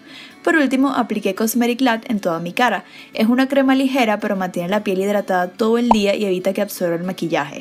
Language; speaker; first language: Spanish; native; Spanish